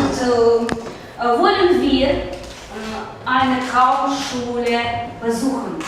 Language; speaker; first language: German; non-native, fluent; Russian